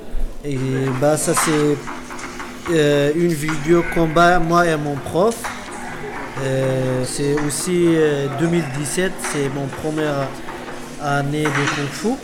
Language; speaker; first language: French; non-native, learner; Kurdish